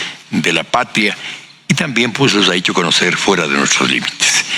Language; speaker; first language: Spanish; native; Spanish